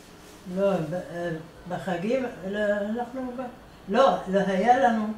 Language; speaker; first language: Hebrew; non-native, fluent; Arabic